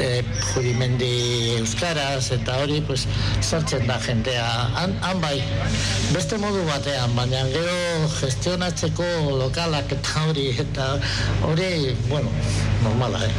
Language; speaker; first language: Basque; non-native, local second language; Spanish